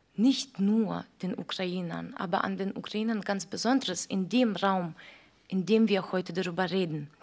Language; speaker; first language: German; non-native, fluent; Ukrainian